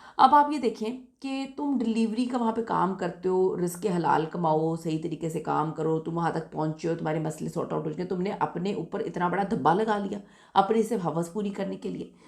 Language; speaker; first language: Urdu; native; Urdu